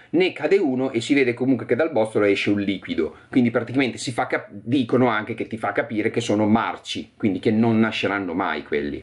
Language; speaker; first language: Italian; native; Italian